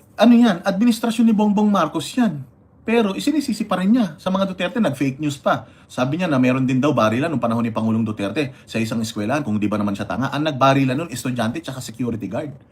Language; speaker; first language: Filipino; non-native, local second language; Iloko